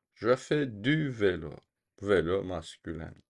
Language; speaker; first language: French; non-native, fluent; Turkish